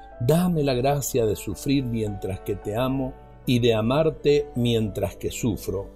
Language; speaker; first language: Spanish; native; Spanish